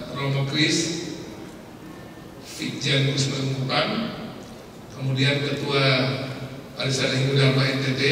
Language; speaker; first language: Indonesian; native; Indonesian